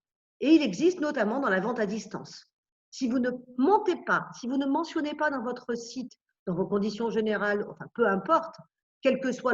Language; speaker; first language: French; native; French